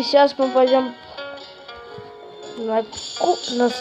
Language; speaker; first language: Russian; native; Russian